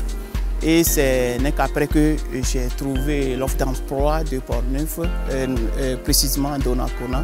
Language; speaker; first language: French; non-native, local second language; Ewe